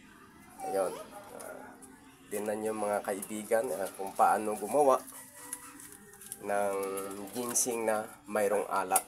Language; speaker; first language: Filipino; native; Filipino